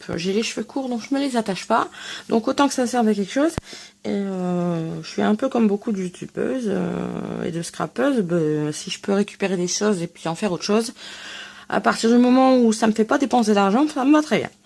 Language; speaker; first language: French; native; French